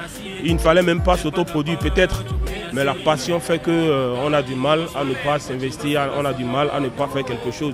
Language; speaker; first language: French; native; French